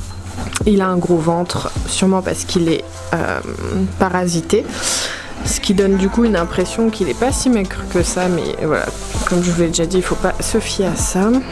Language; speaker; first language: French; native; French